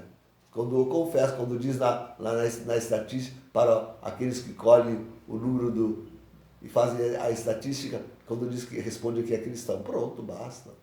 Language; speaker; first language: Portuguese; native; Portuguese